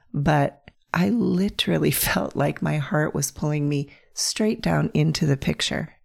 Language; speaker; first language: English; native; English